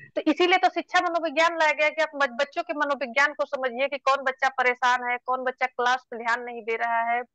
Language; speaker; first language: Hindi; native; Hindi